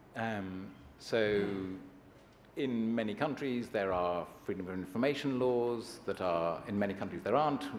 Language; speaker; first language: English; native; English